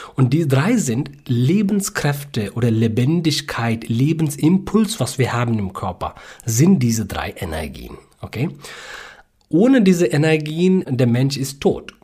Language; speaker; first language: German; non-native, learner; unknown